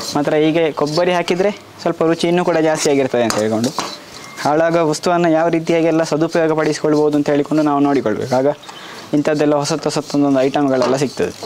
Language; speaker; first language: Kannada; non-native, local second language; Tulu